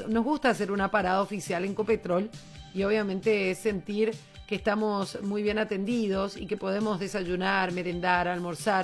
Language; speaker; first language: Spanish; native; Spanish